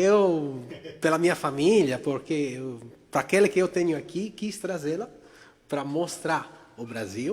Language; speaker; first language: Portuguese; non-native, fluent; Italian